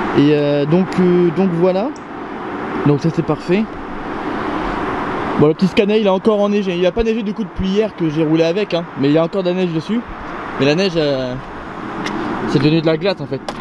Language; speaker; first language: French; native; French